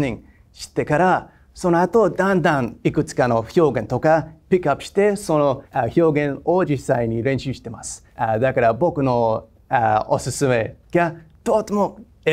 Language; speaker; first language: Japanese; non-native, fluent; English